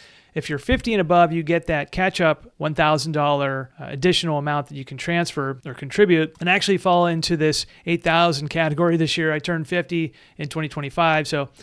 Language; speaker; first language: English; native; English